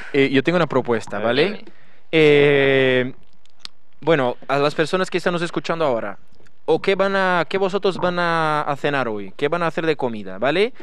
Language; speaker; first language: Spanish; non-native, fluent; Portuguese